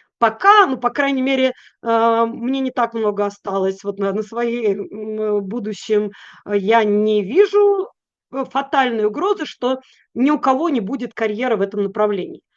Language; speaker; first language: Russian; native; Russian